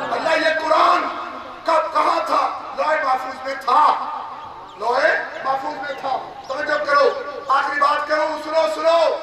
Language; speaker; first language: Urdu; non-native, local second language; Saraiki